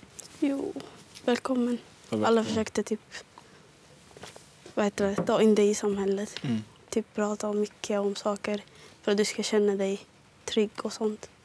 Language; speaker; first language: Swedish; early bilingual, other home language; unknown